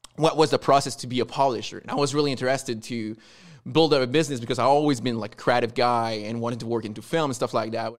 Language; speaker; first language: English; non-native, fluent; French